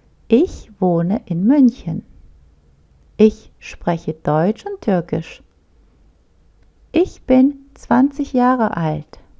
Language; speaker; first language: German; non-native, fluent; Turkish